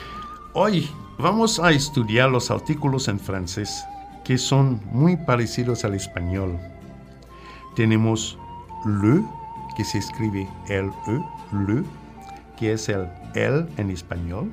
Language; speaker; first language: Spanish; non-native, fluent; French